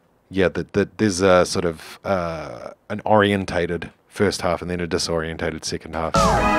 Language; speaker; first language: English; native; English